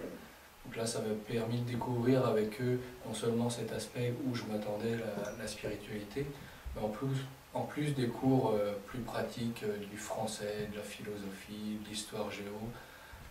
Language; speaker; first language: French; native; French